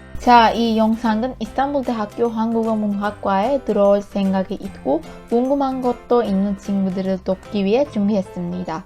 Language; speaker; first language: Korean; non-native, learner; Turkish